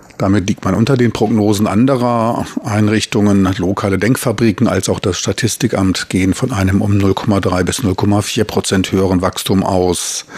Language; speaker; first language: German; native; German